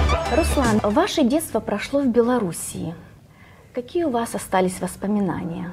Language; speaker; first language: Russian; native; Russian